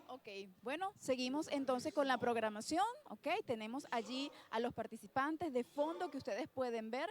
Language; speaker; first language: Spanish; native; Spanish